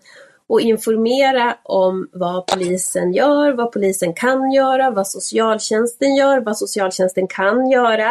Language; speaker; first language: Swedish; native; Swedish